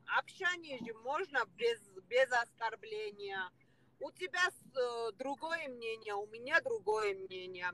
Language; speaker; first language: Russian; non-native, fluent; Georgian